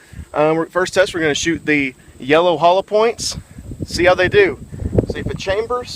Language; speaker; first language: English; native; English